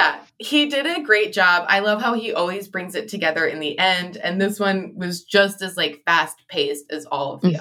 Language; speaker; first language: English; native; English